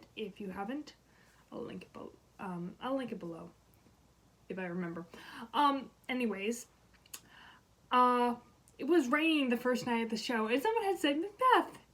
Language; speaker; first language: English; native; English